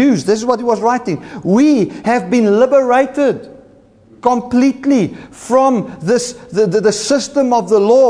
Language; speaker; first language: English; non-native, local second language; Afrikaans